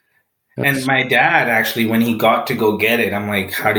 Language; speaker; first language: English; non-native, local second language; Punjabi